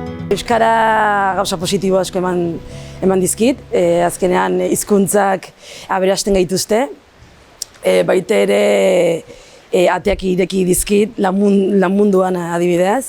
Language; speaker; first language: Basque; non-native, local second language; Arabic